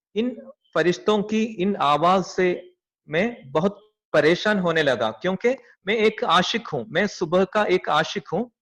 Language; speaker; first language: Hindi; non-native, local second language; Malayalam